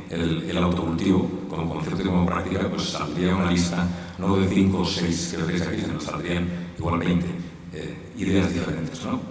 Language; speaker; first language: Spanish; native; Spanish